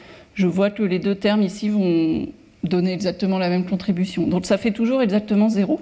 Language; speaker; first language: French; native; French